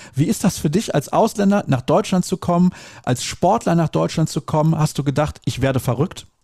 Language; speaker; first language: German; early bilingual, other home language; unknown